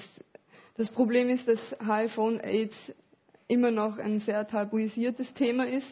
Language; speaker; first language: German; native; German